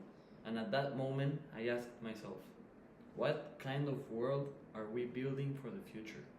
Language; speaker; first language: English; non-native, fluent; Spanish